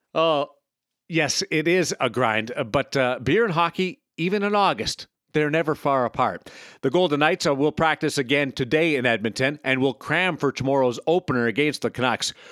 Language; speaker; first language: English; native; English